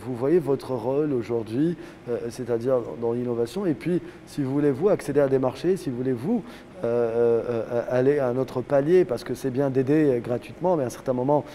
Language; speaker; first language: French; non-native, local second language; Arabic